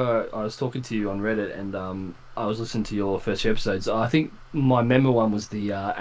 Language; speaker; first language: English; native; English